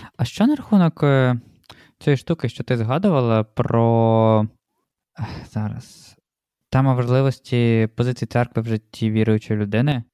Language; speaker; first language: Ukrainian; non-native, local second language; Russian